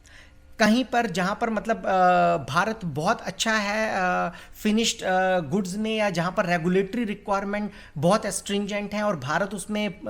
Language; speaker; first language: Hindi; native; Hindi